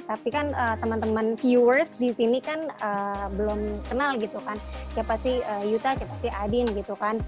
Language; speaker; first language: Indonesian; native; Indonesian